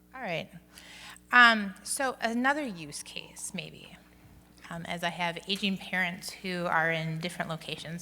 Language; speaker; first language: English; native; English